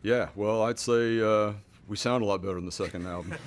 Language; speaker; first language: English; native; English